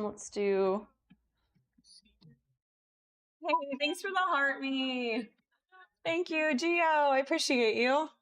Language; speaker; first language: English; native; English